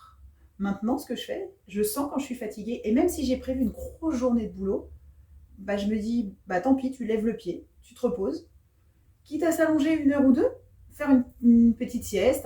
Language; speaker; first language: French; native; French